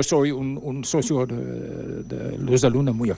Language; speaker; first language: Spanish; non-native, learner; Dutch